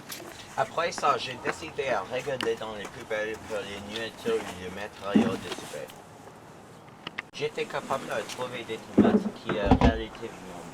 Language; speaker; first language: French; non-native, learner; English